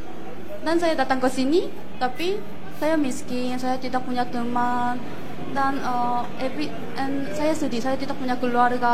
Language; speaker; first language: Indonesian; non-native, fluent; Korean